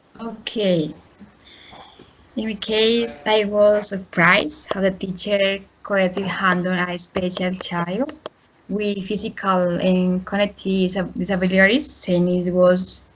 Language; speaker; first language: English; non-native, learner; Spanish